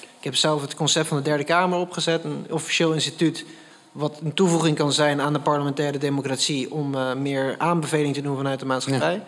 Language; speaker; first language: Dutch; native; Dutch